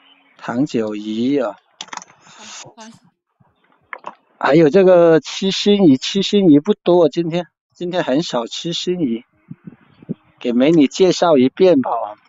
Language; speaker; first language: Chinese; native; Chinese